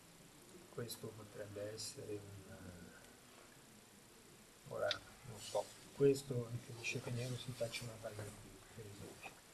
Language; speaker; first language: Italian; native; Italian